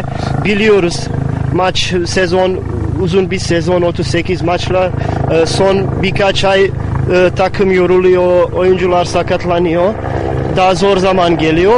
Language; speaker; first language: Turkish; non-native, fluent; Bosnian